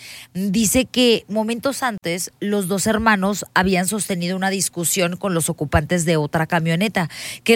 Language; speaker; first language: Spanish; native; Spanish